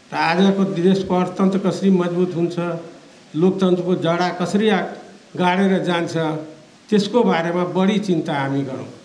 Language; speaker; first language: Nepali; non-native, local second language; Maithili